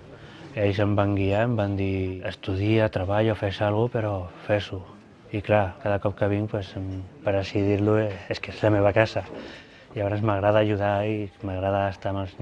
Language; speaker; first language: Catalan; early bilingual, other home language; Filipino